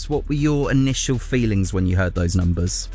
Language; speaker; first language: English; native; English